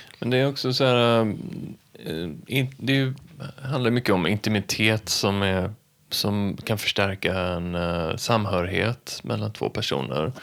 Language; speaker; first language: Swedish; native; Swedish